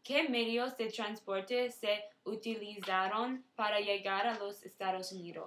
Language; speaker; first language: Spanish; non-native, learner; English